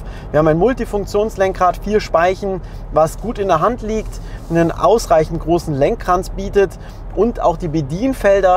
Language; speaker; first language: German; native; German